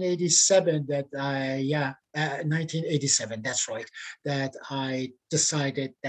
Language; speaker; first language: English; non-native, fluent; Persian